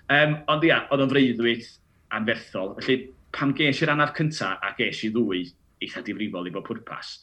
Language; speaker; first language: Welsh; native; Welsh